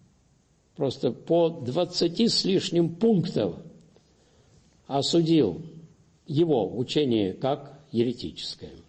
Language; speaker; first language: Russian; native; Russian